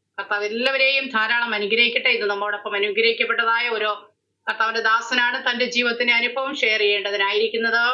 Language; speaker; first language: Malayalam; native; Malayalam